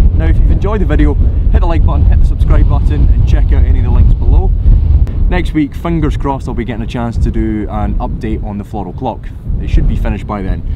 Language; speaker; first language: English; native; English